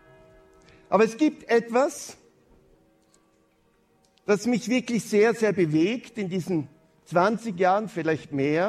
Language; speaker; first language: German; native; German